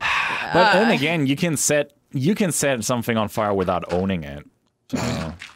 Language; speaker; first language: English; native; English